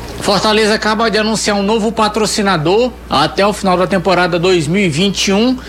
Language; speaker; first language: Portuguese; native; Portuguese